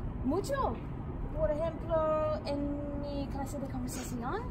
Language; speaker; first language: Spanish; non-native, learner; English